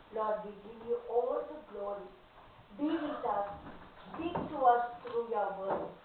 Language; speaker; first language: English; non-native, local second language; Tamil